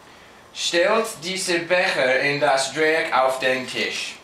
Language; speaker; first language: German; non-native, learner; English